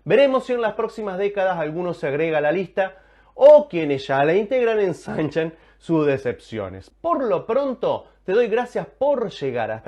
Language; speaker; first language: Spanish; native; Spanish